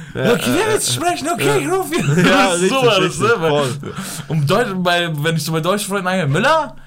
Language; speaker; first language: German; early bilingual, other home language; Persian